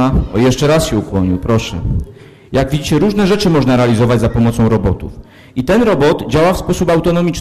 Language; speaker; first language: Polish; native; Polish